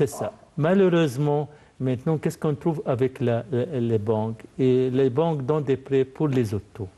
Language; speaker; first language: French; non-native, fluent; Arabic